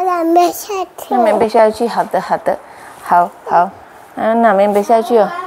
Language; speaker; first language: Chinese; non-native, fluent; Indonesian